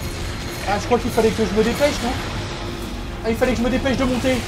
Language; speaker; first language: French; native; French